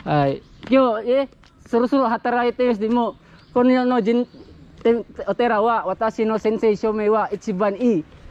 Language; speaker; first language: Japanese; non-native, learner; Filipino